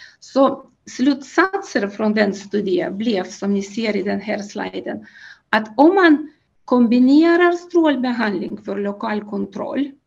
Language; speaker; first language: Swedish; non-native, fluent; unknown